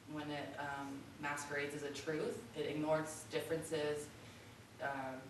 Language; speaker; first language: English; native; English